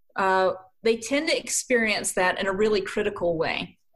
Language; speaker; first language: English; native; English